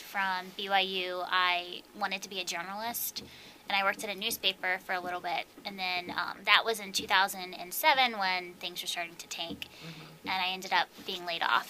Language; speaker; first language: English; native; English